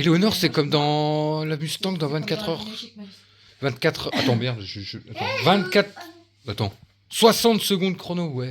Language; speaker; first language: French; native; French